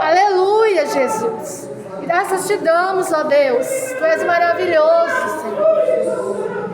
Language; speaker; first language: Portuguese; native; Portuguese